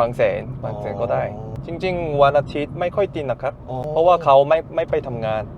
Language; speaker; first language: Thai; non-native, fluent; Korean